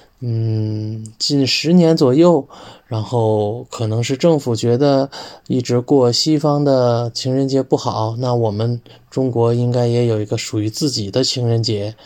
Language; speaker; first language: Chinese; native; Chinese